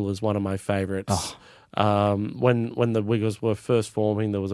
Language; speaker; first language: English; native; English